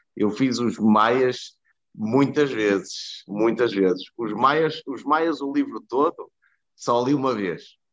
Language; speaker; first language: Portuguese; native; Portuguese